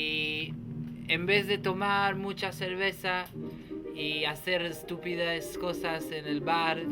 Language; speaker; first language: Spanish; non-native, fluent; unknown